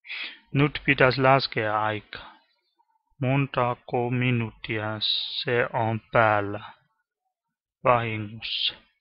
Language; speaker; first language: Finnish; non-native, learner; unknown